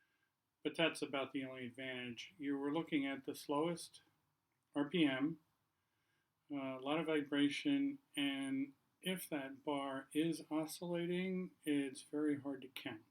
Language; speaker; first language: English; native; English